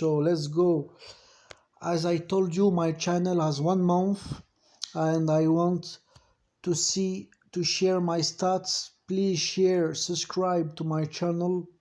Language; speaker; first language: English; non-native, fluent; French